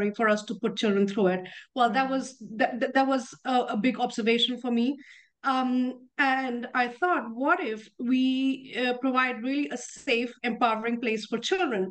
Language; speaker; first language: English; non-native, local second language; Hindi